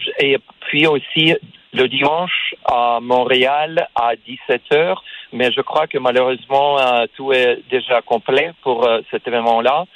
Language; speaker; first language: French; non-native, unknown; Russian